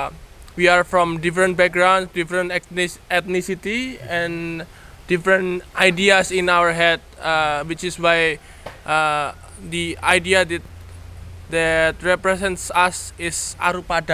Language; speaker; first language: English; non-native, fluent; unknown